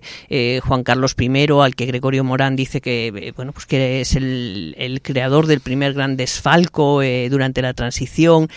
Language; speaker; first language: Spanish; native; Spanish